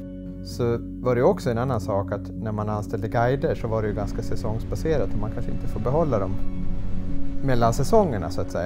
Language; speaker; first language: Swedish; native; Swedish